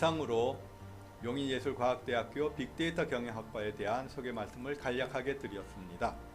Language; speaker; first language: Korean; native; Korean